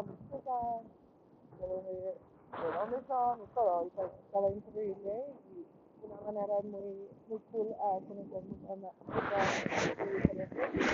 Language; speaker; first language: Spanish; non-native, learner; English